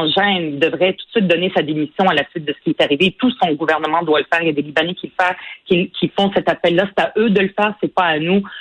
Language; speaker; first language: French; non-native, local second language; Arabic